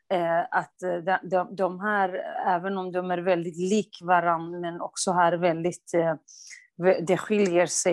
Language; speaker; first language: Swedish; non-native, fluent; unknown